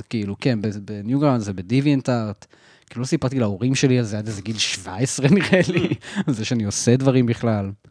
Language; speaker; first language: Hebrew; native; Hebrew